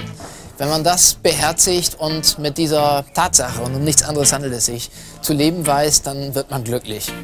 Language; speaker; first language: German; native; German